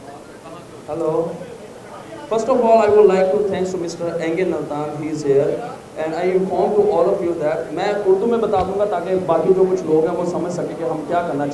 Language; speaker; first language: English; non-native, learner; Urdu